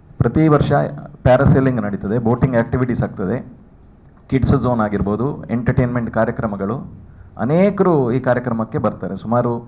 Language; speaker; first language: Kannada; non-native, local second language; Konkani